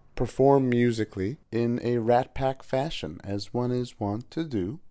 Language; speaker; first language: English; native; English